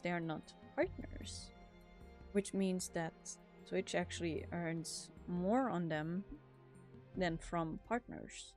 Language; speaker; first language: English; non-native, fluent; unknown